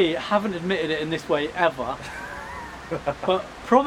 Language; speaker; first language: English; native; English